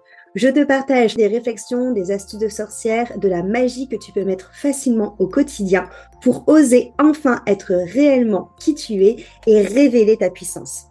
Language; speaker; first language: French; native; French